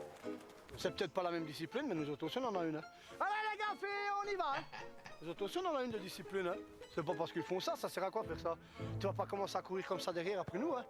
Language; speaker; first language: French; native; French